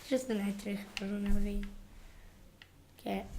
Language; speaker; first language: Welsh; non-native, local second language; English